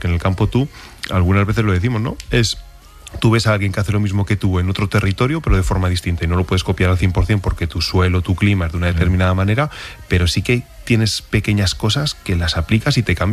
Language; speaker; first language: Spanish; native; Spanish